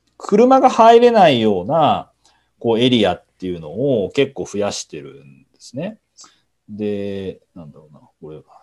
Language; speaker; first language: Japanese; native; Japanese